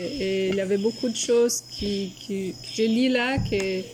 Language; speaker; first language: French; non-native, fluent; Portuguese